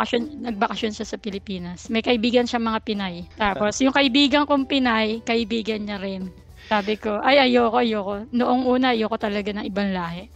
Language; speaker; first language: Filipino; native; Filipino